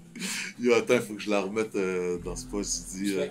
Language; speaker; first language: French; native; French